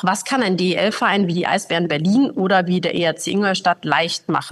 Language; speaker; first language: German; native; German